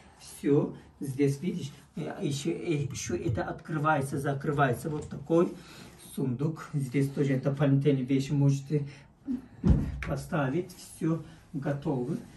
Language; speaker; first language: Russian; non-native, learner; Turkish